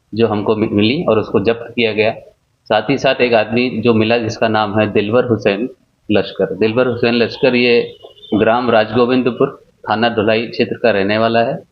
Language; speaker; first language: Hindi; non-native, local second language; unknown